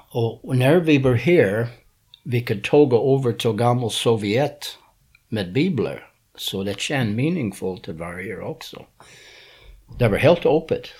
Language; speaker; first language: Swedish; non-native, fluent; English